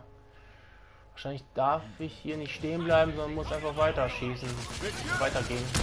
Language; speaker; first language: German; native; German